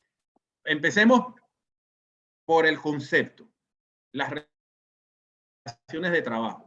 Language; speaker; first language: Spanish; native; Spanish